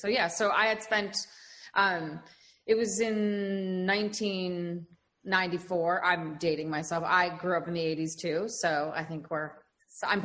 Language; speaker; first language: English; native; English